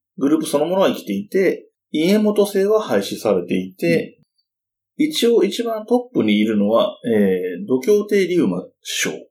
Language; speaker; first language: Japanese; native; Japanese